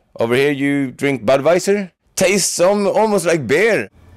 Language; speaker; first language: English; non-native, fluent; Swedish